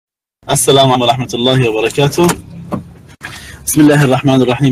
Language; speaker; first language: Arabic; non-native, fluent; Persian